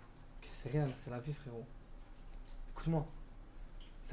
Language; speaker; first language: French; native; French